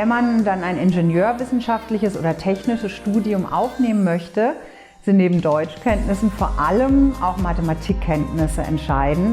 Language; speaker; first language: German; native; German